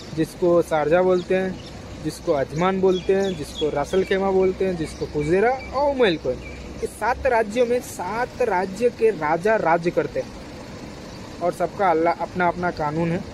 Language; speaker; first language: Hindi; non-native, local second language; Gujarati